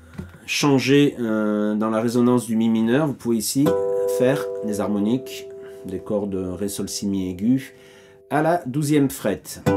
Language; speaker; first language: French; native; French